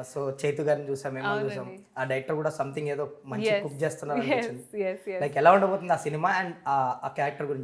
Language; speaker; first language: Telugu; native; Telugu